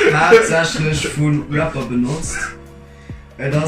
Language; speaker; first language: German; non-native, local second language; Luxembourgish